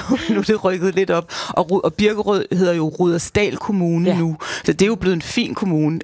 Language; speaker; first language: Danish; native; Danish